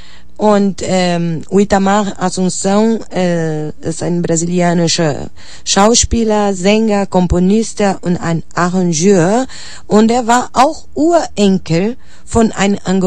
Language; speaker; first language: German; non-native, fluent; Portuguese